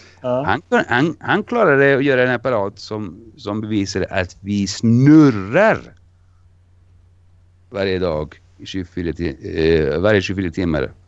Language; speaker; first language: Swedish; non-native, fluent; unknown